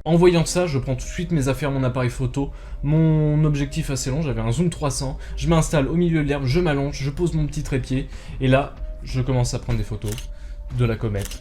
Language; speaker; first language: French; native; French